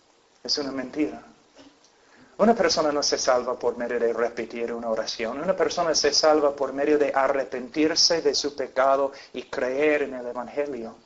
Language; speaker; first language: Spanish; non-native, fluent; English